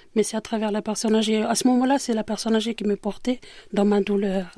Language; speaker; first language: French; native; French